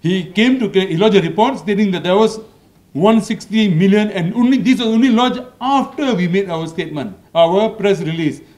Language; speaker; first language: English; non-native, local second language; Malay